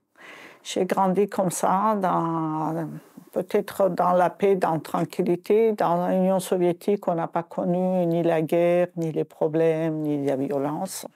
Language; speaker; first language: French; non-native, fluent; Azerbaijani